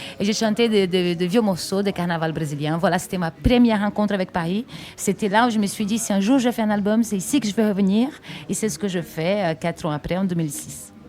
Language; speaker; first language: French; non-native, fluent; Portuguese